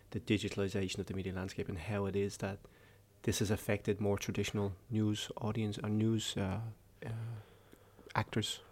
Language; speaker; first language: English; native; English